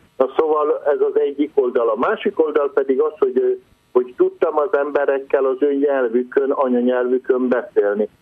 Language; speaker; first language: Hungarian; non-native, local second language; Croatian